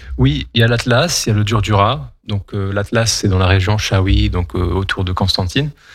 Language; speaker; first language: French; non-native, local second language; Kabyle